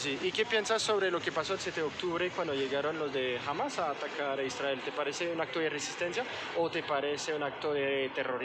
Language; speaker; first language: Spanish; non-native, fluent; French